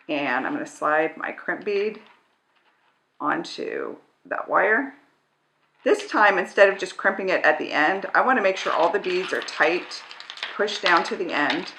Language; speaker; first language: English; native; English